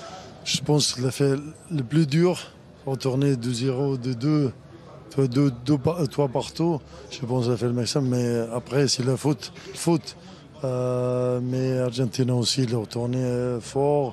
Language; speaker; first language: French; non-native, learner; Arabic